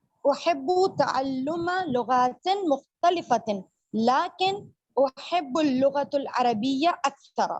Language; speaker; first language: Arabic; non-native, learner; Urdu